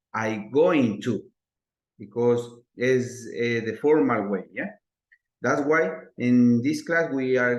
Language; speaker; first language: English; non-native, learner; Spanish